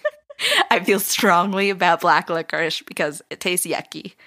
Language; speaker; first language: English; native; English